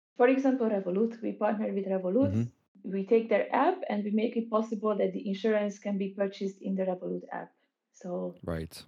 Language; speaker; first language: English; non-native, fluent; Hungarian